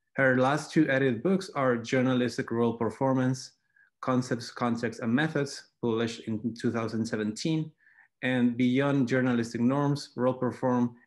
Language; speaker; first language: English; non-native, fluent; Spanish